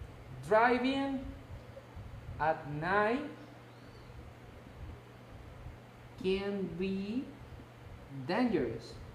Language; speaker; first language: English; non-native, local second language; Spanish